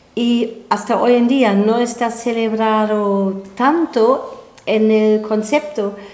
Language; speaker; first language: Spanish; non-native, fluent; German